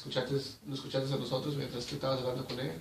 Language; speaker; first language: Spanish; early bilingual, heritage; Spanish